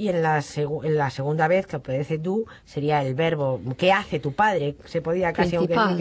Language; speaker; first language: Spanish; native; Spanish